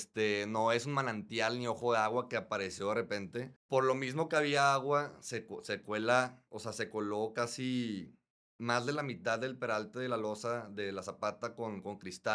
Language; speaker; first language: Spanish; native; Spanish